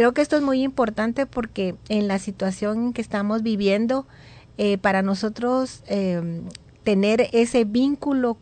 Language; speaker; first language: Spanish; native; Spanish